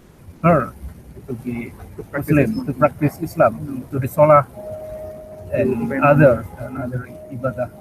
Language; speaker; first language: English; non-native, learner; Indonesian